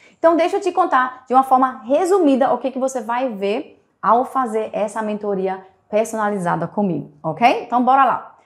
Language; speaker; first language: Portuguese; native; Portuguese